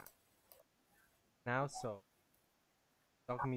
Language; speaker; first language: English; non-native, learner; Spanish